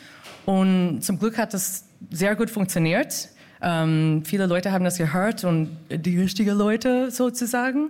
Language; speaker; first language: German; non-native, fluent; English